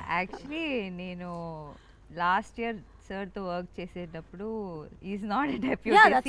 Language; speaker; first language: Telugu; non-native, learner; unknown